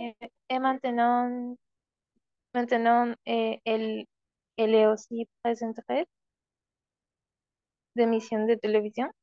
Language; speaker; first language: French; non-native, learner; Spanish